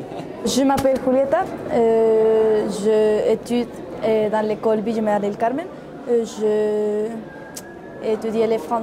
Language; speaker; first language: French; non-native, learner; Spanish